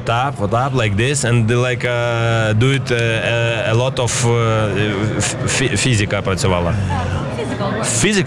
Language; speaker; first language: English; non-native, learner; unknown